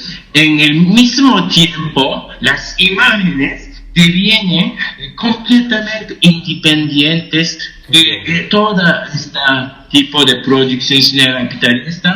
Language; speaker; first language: Spanish; non-native, fluent; Japanese